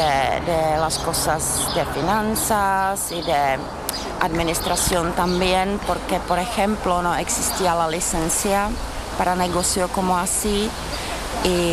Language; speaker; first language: Spanish; non-native, learner; Czech